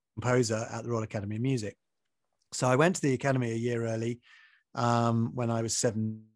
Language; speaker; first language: English; native; English